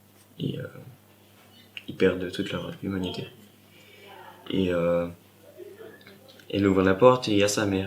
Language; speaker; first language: French; non-native, fluent; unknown